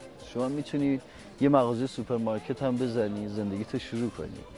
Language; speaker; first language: Persian; native; Persian